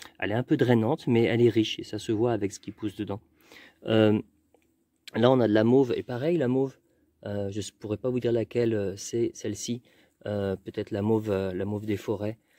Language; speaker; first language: French; native; French